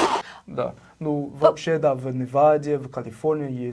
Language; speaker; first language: Russian; non-native, fluent; English